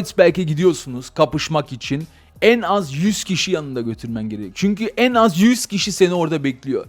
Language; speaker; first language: Turkish; early bilingual, heritage; Turkish